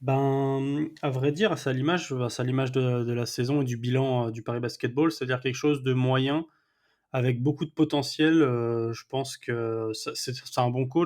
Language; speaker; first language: French; native; French